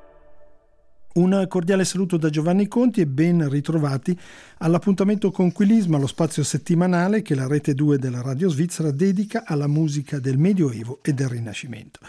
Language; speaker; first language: Italian; native; Italian